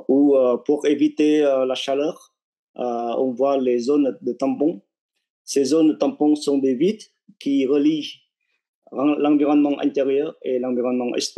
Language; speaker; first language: French; non-native, fluent; Vietnamese